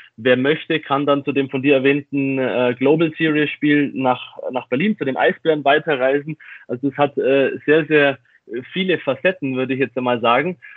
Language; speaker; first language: German; native; German